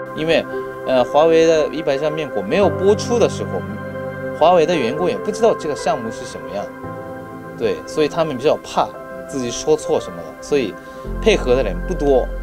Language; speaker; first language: Chinese; non-native, fluent; Japanese